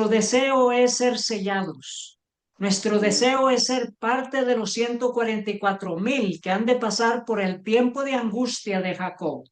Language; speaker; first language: Spanish; native; Spanish